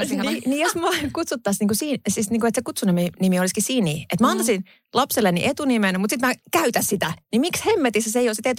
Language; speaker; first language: Finnish; native; Finnish